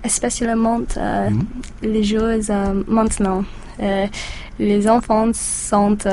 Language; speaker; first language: French; non-native, learner; English